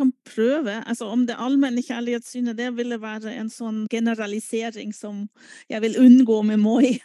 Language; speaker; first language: Norwegian; non-native, fluent; German